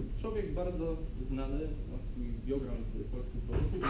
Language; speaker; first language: Polish; native; Polish